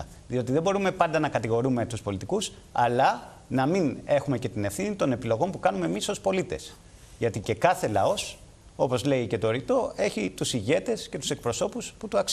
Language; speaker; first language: Greek; native; Greek